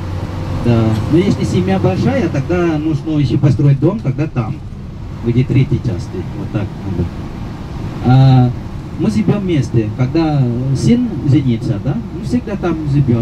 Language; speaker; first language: Russian; non-native, fluent; Balinese